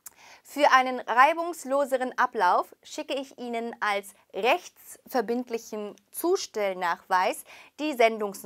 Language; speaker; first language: German; non-native, fluent; Korean